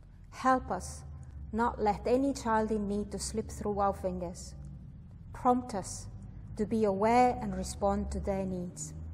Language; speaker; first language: English; non-native, fluent; Estonian